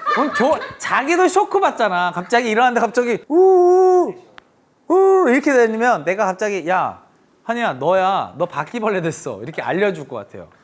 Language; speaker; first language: Korean; early bilingual, heritage; English